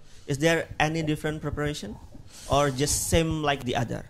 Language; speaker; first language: English; non-native, learner; Indonesian